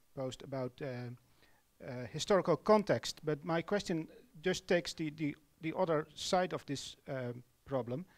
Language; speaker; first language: English; non-native, fluent; Dutch